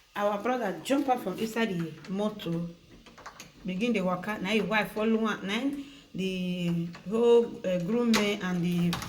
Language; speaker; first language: Nigerian Pidgin; native; Nigerian Pidgin